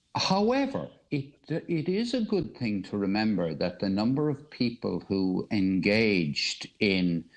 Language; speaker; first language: English; native; English